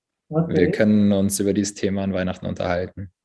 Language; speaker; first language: German; native; German